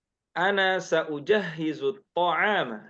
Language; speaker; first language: Arabic; non-native, fluent; Indonesian